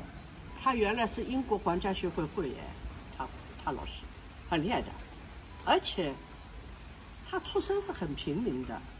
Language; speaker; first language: Chinese; non-native, local second language; Wu Chinese